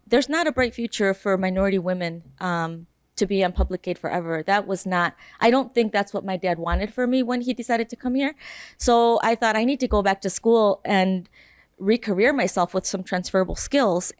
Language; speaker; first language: English; native; English